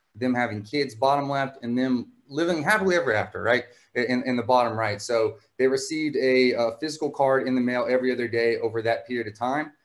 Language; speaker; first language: English; native; English